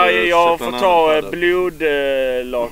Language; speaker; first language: Swedish; native; Swedish